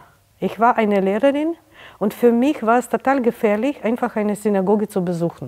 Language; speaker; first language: German; non-native, fluent; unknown